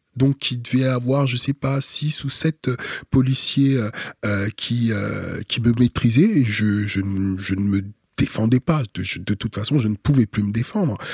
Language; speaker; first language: French; early bilingual, other home language; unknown